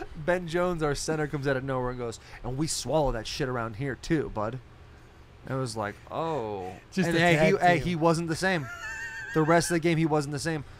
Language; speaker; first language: English; native; English